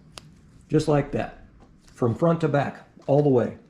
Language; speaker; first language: English; native; English